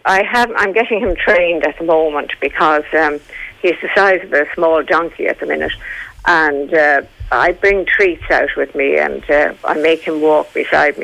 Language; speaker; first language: English; native; English